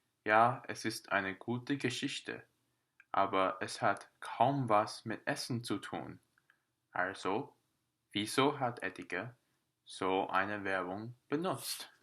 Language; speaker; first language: German; non-native, learner; English